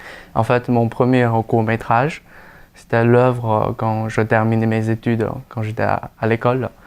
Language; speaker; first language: French; non-native, fluent; Chinese